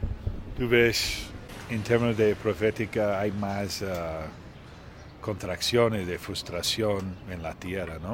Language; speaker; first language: Spanish; non-native, learner; Portuguese